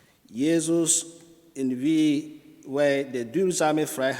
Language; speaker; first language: Dutch; non-native, fluent; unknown